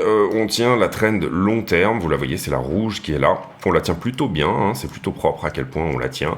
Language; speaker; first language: French; native; French